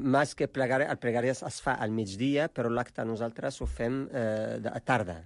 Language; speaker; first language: Catalan; non-native, fluent; Arabic